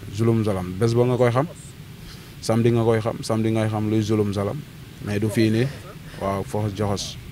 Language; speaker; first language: Wolof; non-native, local second language; Serer